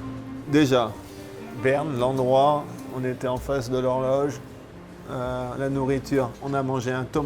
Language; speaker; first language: French; native; French